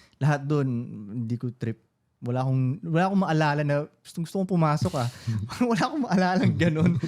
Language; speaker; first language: Filipino; non-native, local second language; Cebuano